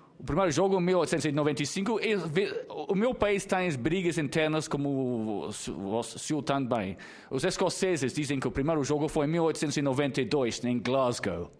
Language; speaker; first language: Portuguese; non-native, fluent; English